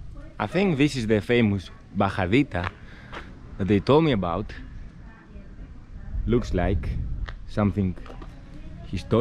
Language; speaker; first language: English; non-native, fluent; Greek